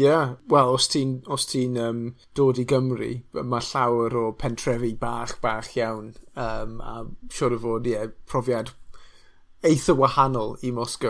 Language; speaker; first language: Welsh; non-native, local second language; English